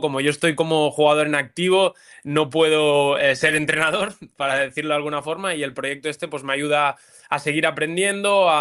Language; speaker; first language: Spanish; native; Spanish